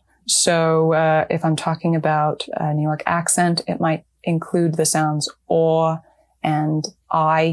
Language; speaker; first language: English; native; English